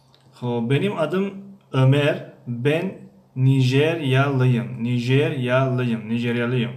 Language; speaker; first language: Turkish; non-native, fluent; Tajik